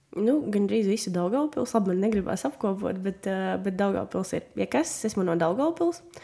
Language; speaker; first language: Latvian; non-native, local second language; Russian